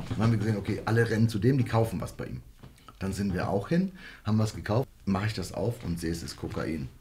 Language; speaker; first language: German; early bilingual, other home language; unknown